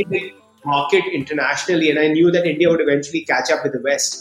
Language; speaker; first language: English; non-native, local second language; Hindi